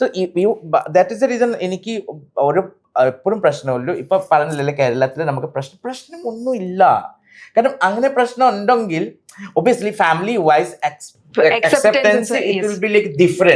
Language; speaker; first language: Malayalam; non-native, local second language; Assamese